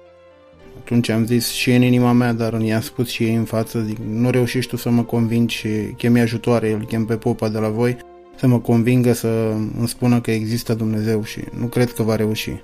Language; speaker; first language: Romanian; native; Romanian